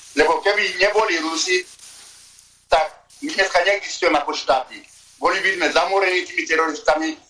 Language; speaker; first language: Slovak; non-native, fluent; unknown